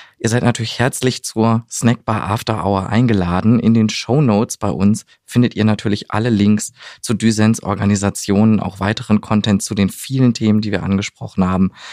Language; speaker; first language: German; native; German